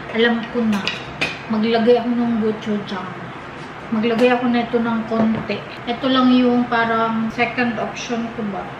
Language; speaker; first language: Filipino; non-native, local second language; Cebuano